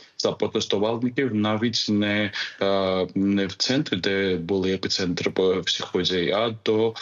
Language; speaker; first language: Ukrainian; non-native, fluent; Georgian